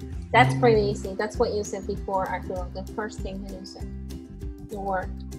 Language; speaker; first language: English; non-native, fluent; Spanish